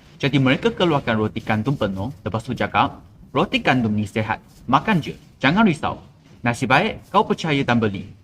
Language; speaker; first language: Malay; native; Malay